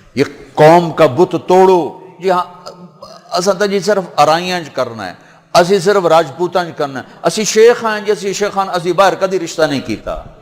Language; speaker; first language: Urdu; non-native, local second language; Punjabi